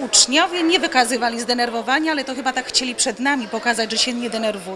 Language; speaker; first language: Polish; native; Polish